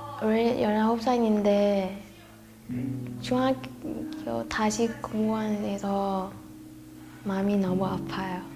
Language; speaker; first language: Korean; non-native, learner; Vietnamese